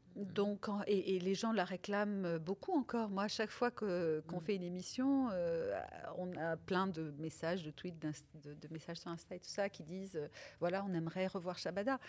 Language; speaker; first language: French; early bilingual, other home language; Italian